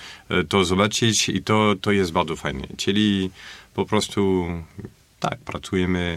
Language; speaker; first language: Polish; non-native, fluent; French